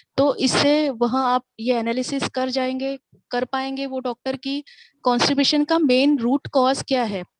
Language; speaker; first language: Hindi; non-native, local second language; Marathi